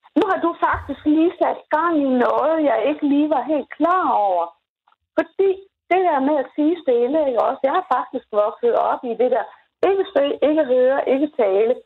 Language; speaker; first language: Danish; native; Danish